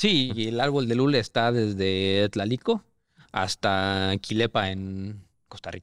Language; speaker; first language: Spanish; native; Spanish